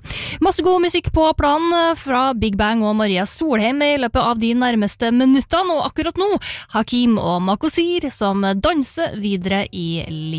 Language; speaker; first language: Norwegian; native; Norwegian